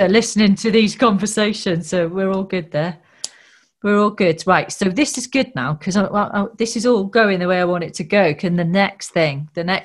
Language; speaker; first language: English; native; English